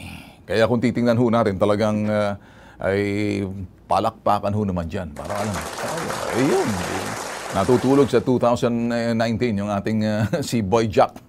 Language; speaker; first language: Filipino; native; Filipino